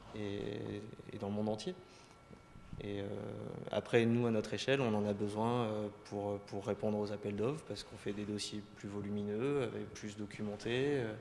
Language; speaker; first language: French; native; French